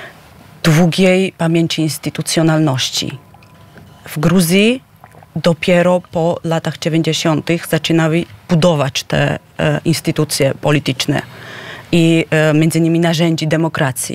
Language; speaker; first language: Polish; non-native, fluent; Georgian